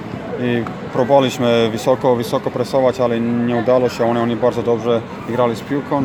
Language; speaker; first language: Polish; non-native, learner; Croatian